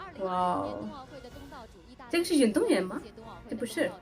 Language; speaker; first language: Chinese; non-native, fluent; Urdu